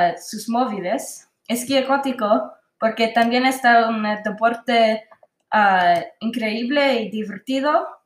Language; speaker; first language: Spanish; non-native, learner; English